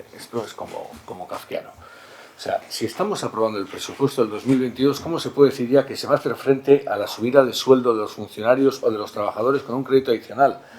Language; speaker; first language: Spanish; native; Spanish